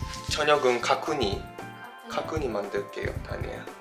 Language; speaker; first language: Korean; non-native, fluent; Japanese